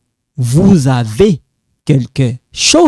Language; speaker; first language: French; non-native, local second language; Lingala